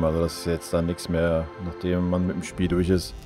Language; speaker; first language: German; native; German